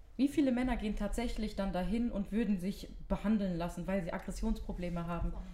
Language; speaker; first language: German; early bilingual, other home language; Berber languages